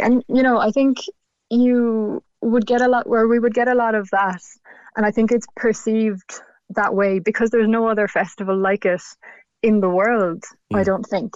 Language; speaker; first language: English; native; English